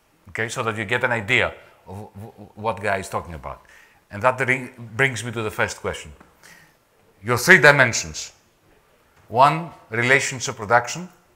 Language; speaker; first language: English; non-native, fluent; Greek